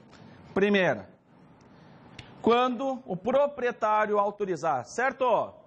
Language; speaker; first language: Portuguese; native; Portuguese